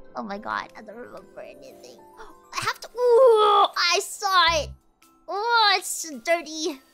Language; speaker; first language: English; non-native, fluent; Italian